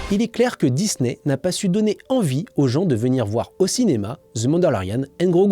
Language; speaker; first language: French; native; French